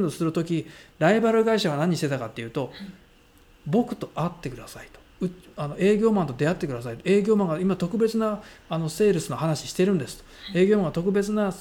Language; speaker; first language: Japanese; native; Japanese